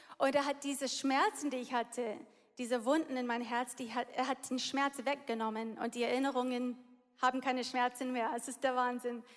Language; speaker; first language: German; non-native, fluent; English